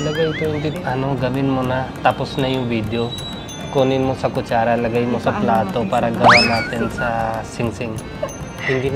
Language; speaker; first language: Filipino; non-native, learner; Punjabi